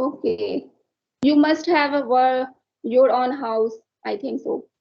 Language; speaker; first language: English; non-native, learner; Hindi